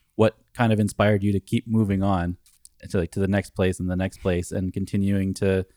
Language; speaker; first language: English; native; English